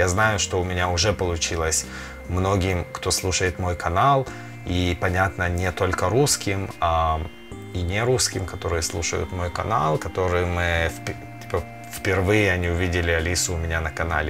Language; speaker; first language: Russian; early bilingual, heritage; Russian